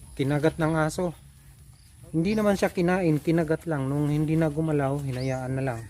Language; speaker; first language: Filipino; non-native, local second language; Cebuano